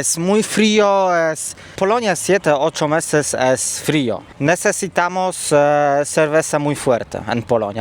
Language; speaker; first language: Spanish; non-native, learner; Polish